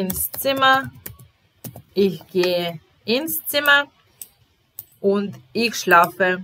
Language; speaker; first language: German; non-native, fluent; Serbian